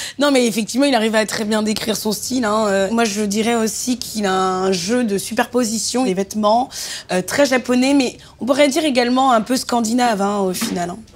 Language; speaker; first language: French; native; French